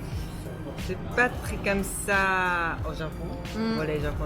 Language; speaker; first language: French; non-native, fluent; Japanese